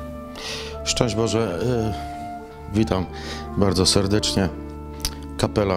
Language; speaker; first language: Polish; native; Polish